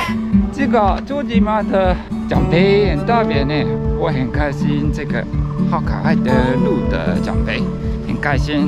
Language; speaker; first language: Chinese; non-native, fluent; Japanese